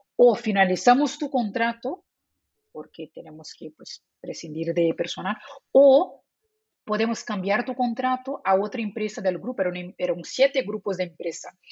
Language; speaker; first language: Spanish; non-native, fluent; Portuguese